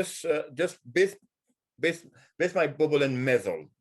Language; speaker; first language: Welsh; non-native, fluent; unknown